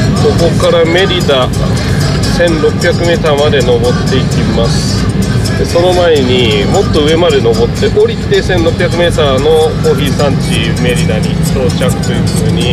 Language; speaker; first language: Japanese; native; Japanese